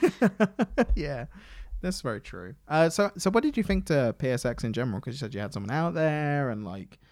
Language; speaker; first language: English; native; English